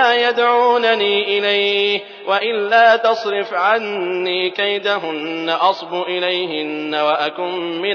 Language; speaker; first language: Arabic; native; Arabic